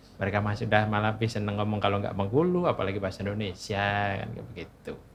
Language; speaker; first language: Indonesian; native; Indonesian